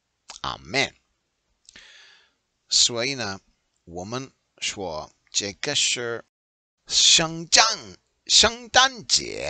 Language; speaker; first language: Chinese; non-native, learner; English